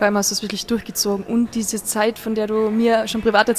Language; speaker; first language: German; native; German